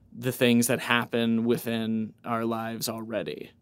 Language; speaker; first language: English; native; English